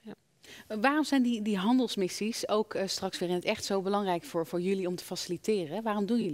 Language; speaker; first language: Dutch; native; Dutch